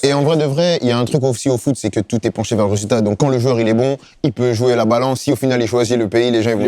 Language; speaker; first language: French; native; French